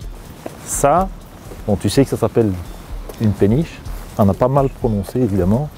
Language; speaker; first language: French; native; French